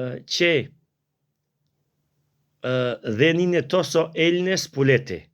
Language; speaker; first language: Greek; non-native, learner; Albanian